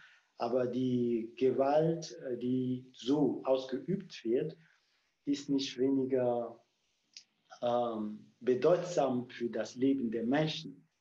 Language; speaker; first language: German; non-native, fluent; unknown